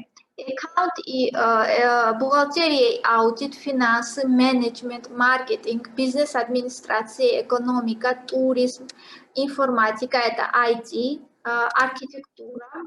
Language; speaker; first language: Russian; non-native, fluent; Georgian